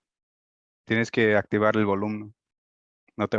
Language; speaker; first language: Spanish; early bilingual, heritage; Spanish